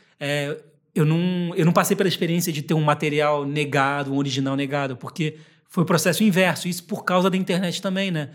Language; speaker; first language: Portuguese; early bilingual, heritage; Portuguese